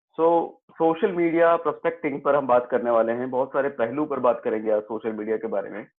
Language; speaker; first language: Hindi; native; Hindi